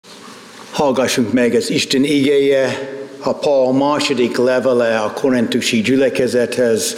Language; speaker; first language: Hungarian; non-native, fluent; English